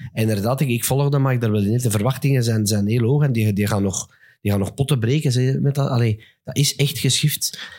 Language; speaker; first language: Dutch; native; Dutch